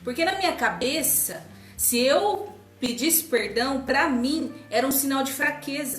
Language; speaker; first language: Portuguese; native; Portuguese